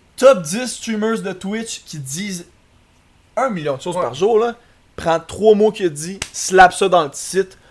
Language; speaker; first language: French; native; French